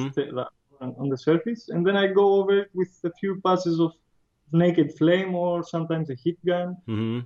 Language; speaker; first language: English; non-native, fluent; Greek